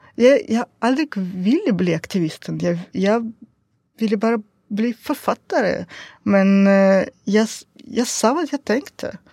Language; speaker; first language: Swedish; non-native, learner; Russian